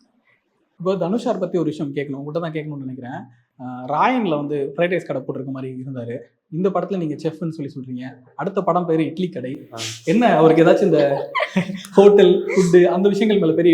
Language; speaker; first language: Tamil; native; Tamil